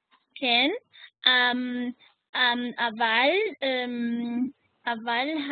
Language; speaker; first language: Hebrew; non-native, learner; German